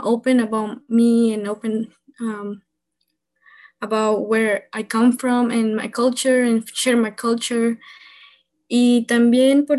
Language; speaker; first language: English; non-native, fluent; Spanish